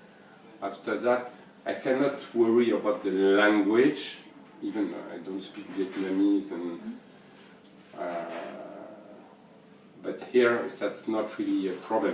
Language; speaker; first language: English; non-native, learner; French